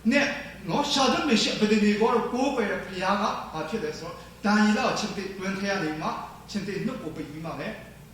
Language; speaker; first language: Burmese; non-native, local second language; Tedim Chin